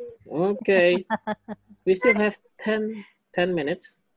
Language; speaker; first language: English; non-native, fluent; Indonesian